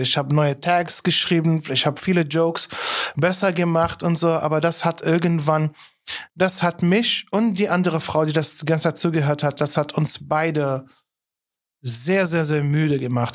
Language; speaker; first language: German; non-native, fluent; Arabic